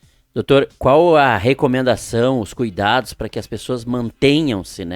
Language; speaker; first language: Portuguese; native; Portuguese